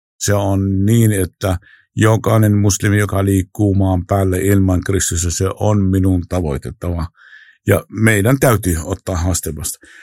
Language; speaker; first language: Finnish; non-native, fluent; Arabic